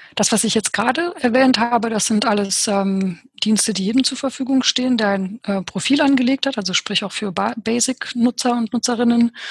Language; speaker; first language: German; early bilingual, other home language; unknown